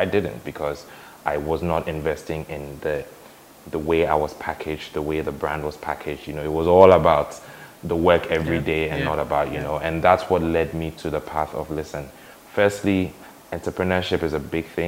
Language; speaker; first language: English; non-native, local second language; Akan